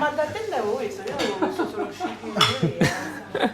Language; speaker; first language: Italian; native; Italian